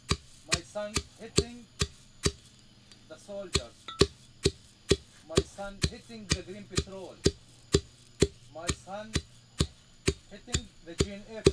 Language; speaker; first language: English; non-native, learner; Arabic